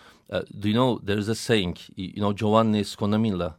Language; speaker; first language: English; non-native, fluent; Turkish